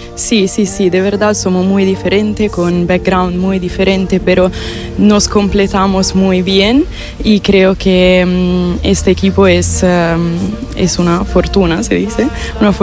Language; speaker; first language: Spanish; non-native, fluent; Italian